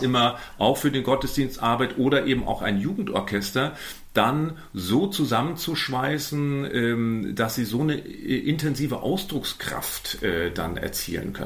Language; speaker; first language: German; native; German